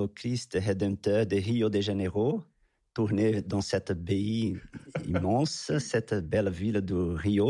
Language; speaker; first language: French; non-native, fluent; Portuguese